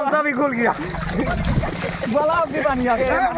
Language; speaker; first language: Hindi; non-native, learner; Bangla